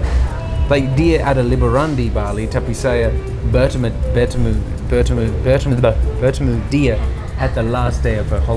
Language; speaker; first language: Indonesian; non-native, learner; English